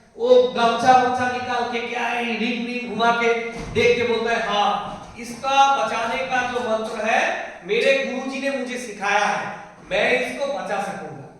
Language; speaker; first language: Hindi; non-native, local second language; Bangla